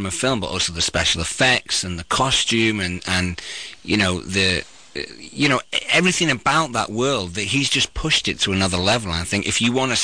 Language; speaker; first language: English; native; English